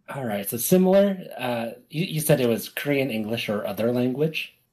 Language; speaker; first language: English; early bilingual, other home language; Korean